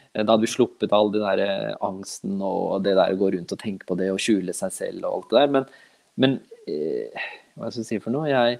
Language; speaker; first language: Norwegian; early bilingual, other home language; Urdu